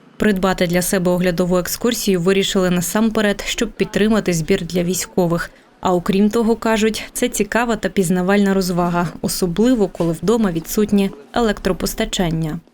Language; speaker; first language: Ukrainian; native; Ukrainian